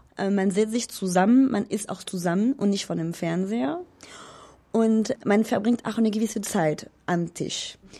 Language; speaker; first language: German; non-native, fluent; French